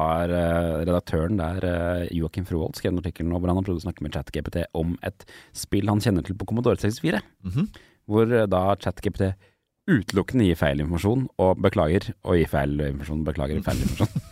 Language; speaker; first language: Norwegian; native; Norwegian